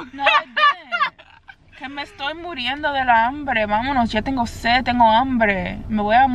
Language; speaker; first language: Spanish; early bilingual, heritage; Spanish